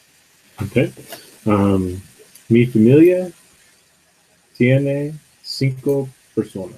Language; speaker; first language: Spanish; non-native, learner; English